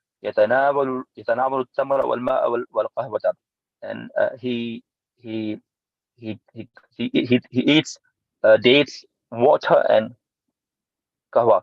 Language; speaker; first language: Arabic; non-native, learner; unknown